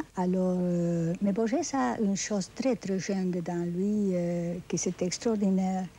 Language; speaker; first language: French; non-native, fluent; Spanish